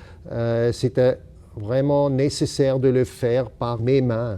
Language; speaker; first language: French; non-native, fluent; German